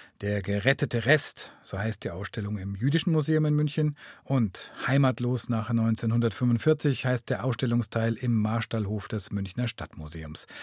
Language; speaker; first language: German; native; German